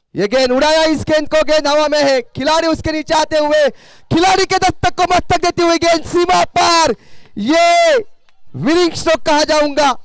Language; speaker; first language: Hindi; non-native, local second language; Marathi